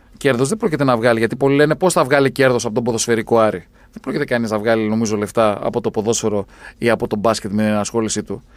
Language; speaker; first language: Greek; native; Greek